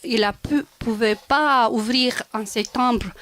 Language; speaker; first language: French; non-native, local second language; Romanian